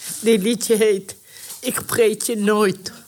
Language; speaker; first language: Dutch; non-native, learner; Persian